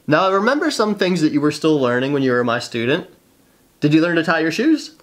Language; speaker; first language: English; native; English